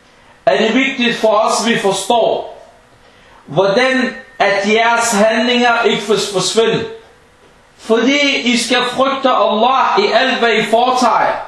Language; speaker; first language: Danish; non-native, fluent; Arabic